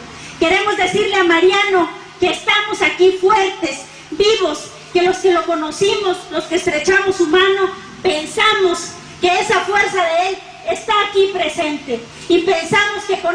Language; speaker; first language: Spanish; native; Spanish